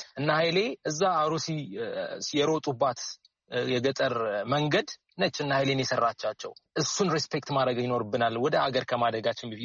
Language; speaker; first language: Amharic; native; Amharic